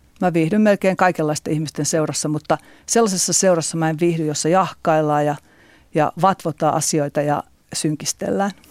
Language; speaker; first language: Finnish; native; Finnish